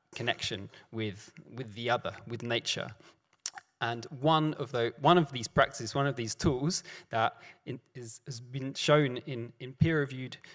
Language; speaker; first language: English; native; English